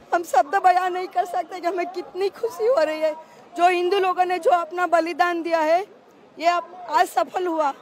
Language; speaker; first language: Hindi; non-native, local second language; Gujarati